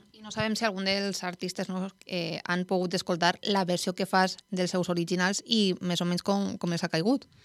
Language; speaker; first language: Catalan; native; Catalan